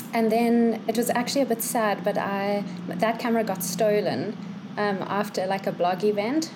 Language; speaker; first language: English; native; English